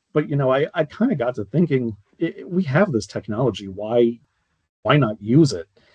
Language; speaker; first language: English; native; English